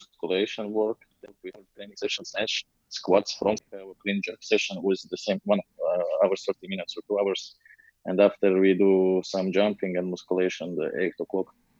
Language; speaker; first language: English; non-native, learner; Latvian